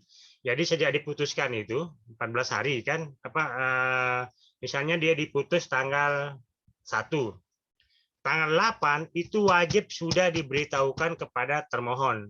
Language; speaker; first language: Indonesian; native; Indonesian